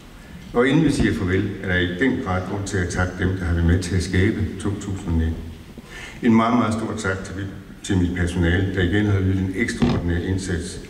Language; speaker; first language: Danish; native; Danish